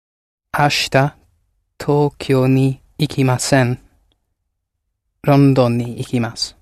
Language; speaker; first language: Japanese; non-native, learner; English